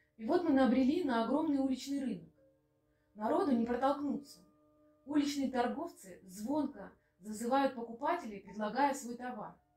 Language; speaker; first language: Russian; native; Russian